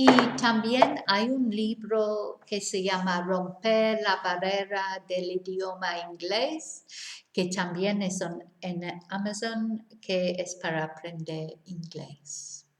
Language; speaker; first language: Spanish; non-native, fluent; English